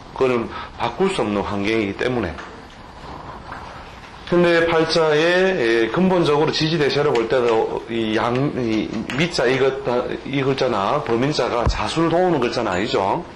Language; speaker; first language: Korean; native; Korean